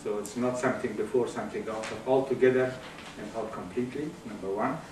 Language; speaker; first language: English; non-native, fluent; Persian